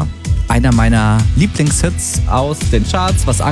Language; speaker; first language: German; native; German